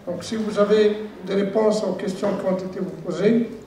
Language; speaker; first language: French; non-native, local second language; Arabic